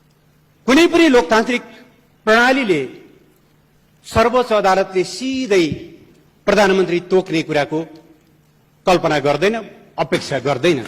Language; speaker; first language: Nepali; native; Nepali